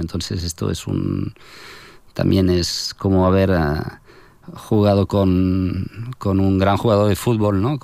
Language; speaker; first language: Spanish; non-native, fluent; French